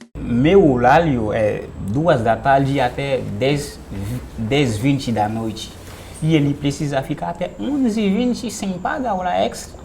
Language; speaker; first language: Portuguese; non-native, fluent; Haitian Creole